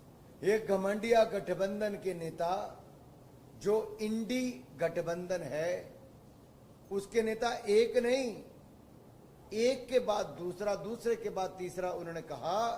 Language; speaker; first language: Hindi; native; Hindi